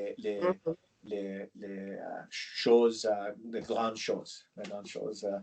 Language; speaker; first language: French; non-native, learner; English